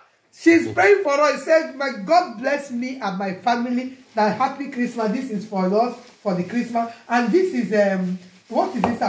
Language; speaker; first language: English; non-native, local second language; Igbo